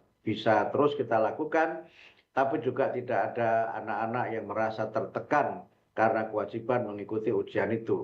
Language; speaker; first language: Indonesian; native; Indonesian